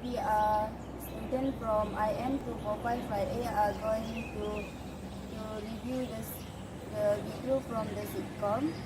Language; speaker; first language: English; non-native, local second language; Malay